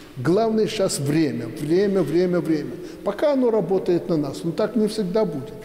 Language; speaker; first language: Russian; native; Russian